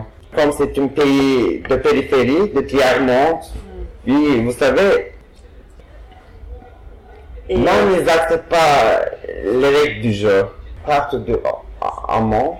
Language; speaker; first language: French; non-native, fluent; Turkish